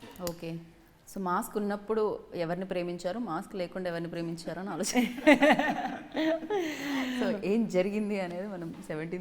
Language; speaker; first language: Telugu; native; Telugu